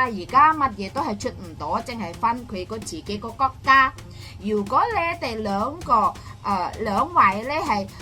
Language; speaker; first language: Cantonese; non-native, fluent; Indonesian